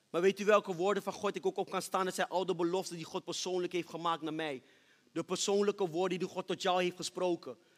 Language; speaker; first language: Dutch; early bilingual, other home language; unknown